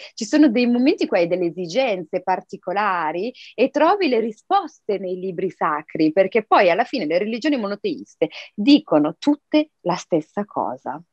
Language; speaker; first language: Italian; early bilingual, other home language; Arabic